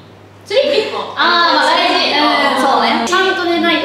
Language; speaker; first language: Japanese; native; Japanese